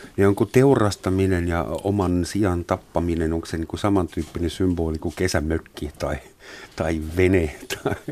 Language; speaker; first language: Finnish; non-native, fluent; German